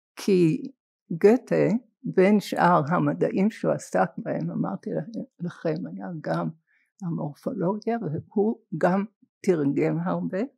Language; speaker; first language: Hebrew; native; Hebrew